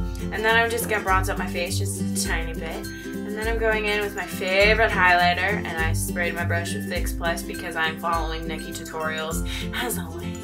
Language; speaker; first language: English; native; English